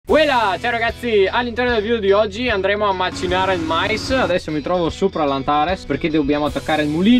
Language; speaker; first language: Italian; native; Italian